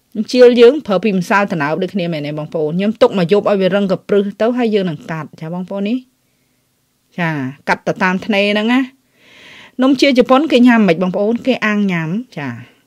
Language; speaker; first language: Khmer; native; Khmer